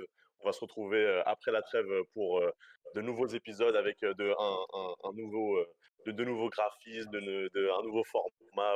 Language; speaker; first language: French; native; French